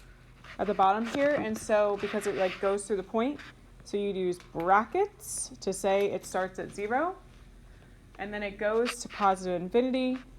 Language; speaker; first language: English; native; English